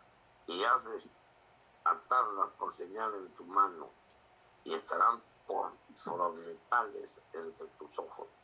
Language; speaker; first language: Spanish; native; Spanish